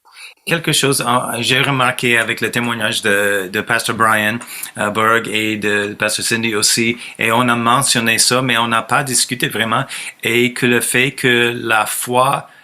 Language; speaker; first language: French; non-native, fluent; English